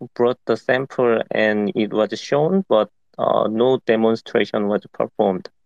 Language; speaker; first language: English; non-native, fluent; Korean